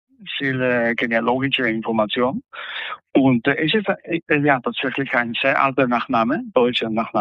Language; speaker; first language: German; non-native, fluent; Spanish